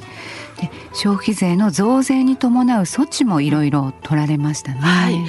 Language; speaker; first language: Japanese; native; Japanese